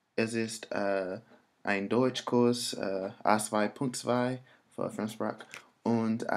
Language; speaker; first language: German; non-native, learner; English